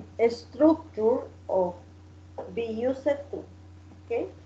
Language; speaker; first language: English; non-native, learner; Spanish